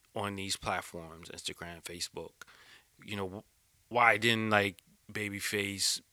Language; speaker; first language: English; native; English